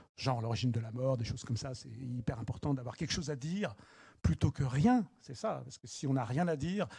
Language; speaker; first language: French; native; French